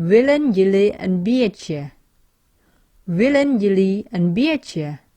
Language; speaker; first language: Dutch; non-native, fluent; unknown